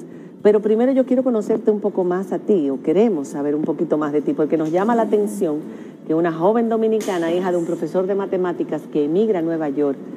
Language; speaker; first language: Spanish; native; Spanish